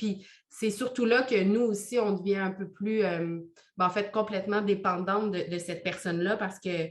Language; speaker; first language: French; native; French